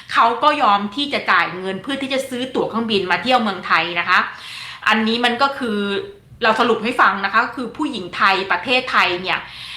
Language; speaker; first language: Thai; native; Thai